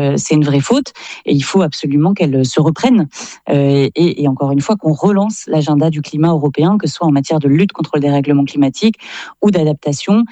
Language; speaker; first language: French; native; French